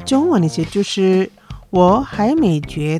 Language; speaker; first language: Chinese; non-native, fluent; Indonesian